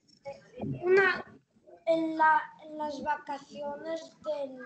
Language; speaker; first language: Spanish; early bilingual, heritage; Spanish